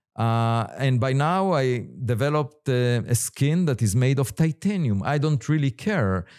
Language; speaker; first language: English; non-native, fluent; Hebrew